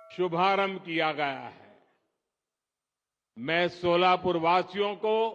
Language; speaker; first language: Hindi; non-native, local second language; Gujarati